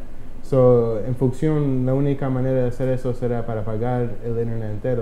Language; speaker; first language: Spanish; early bilingual, heritage; Spanish